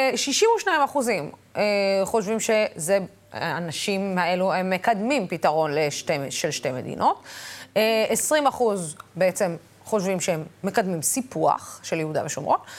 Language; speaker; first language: Hebrew; non-native, local second language; Arabic